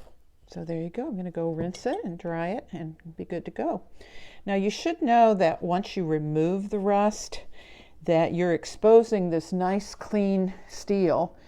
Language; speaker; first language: English; native; English